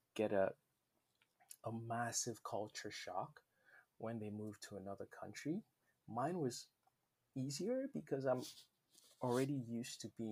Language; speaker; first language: English; non-native, local second language; Yoruba